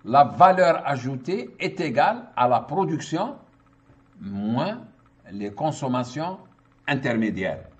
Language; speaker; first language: French; non-native, local second language; Arabic